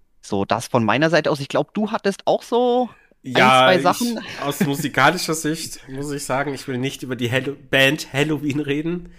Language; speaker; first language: German; native; German